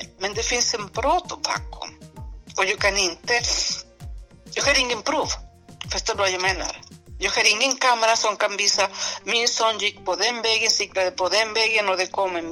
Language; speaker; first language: Swedish; non-native, fluent; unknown